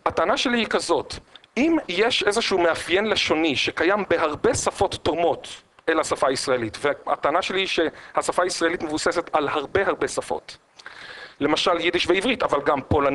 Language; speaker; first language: Hebrew; native; Hebrew